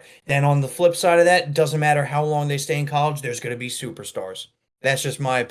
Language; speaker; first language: English; native; English